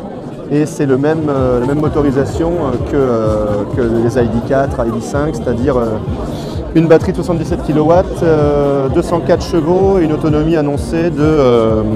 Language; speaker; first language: French; native; French